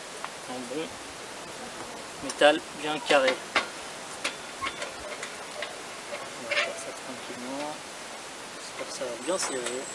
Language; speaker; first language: French; native; French